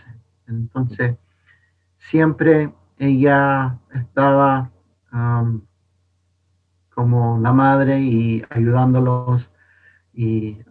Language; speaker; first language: Spanish; non-native, fluent; English